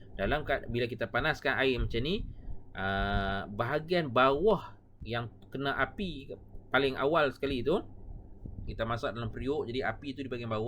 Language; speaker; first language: Malay; native; Malay